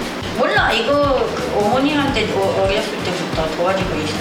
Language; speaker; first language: Korean; non-native, fluent; Italian